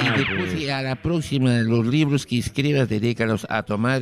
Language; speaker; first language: Spanish; native; Spanish